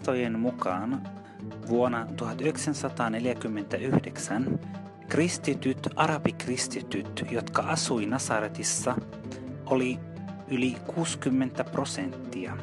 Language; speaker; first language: Finnish; non-native, fluent; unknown